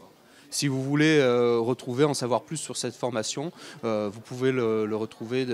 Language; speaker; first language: French; native; French